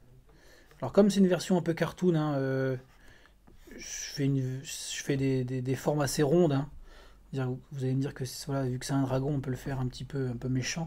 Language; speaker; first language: French; native; French